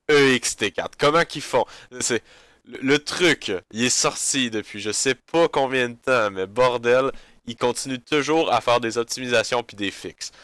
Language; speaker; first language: French; native; French